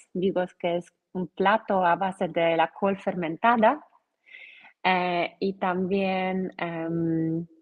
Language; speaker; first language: Spanish; non-native, fluent; Polish